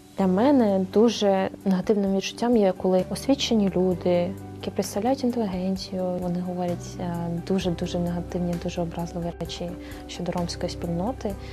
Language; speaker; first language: Ukrainian; non-native, local second language; Romany